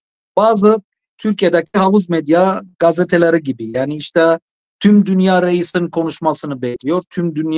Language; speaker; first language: Turkish; non-native, fluent; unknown